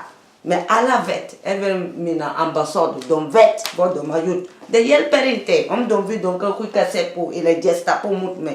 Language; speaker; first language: Swedish; non-native, fluent; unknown